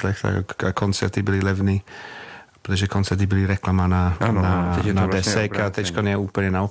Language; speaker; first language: Czech; non-native, fluent; English